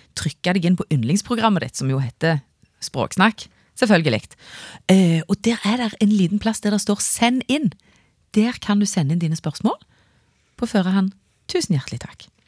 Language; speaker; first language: Norwegian; native; Norwegian